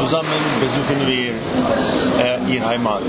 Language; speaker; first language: German; non-native, fluent; Czech